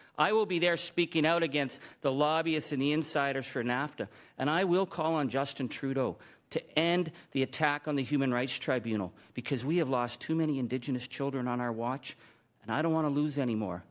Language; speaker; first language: English; native; English